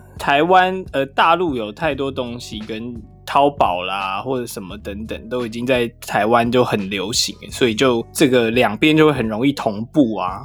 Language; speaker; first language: Chinese; native; Chinese